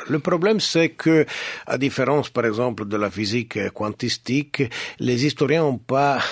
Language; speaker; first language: French; non-native, local second language; Italian